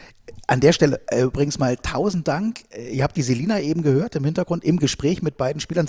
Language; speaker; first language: German; native; German